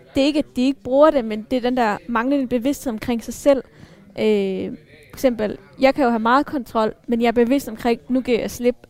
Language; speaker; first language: Danish; early bilingual, other home language; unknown